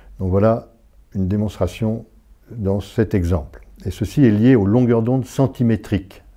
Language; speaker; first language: French; native; French